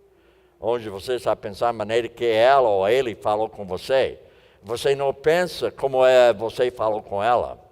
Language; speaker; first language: Portuguese; non-native, fluent; English